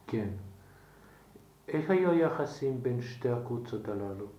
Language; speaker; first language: Hebrew; non-native, fluent; Slovak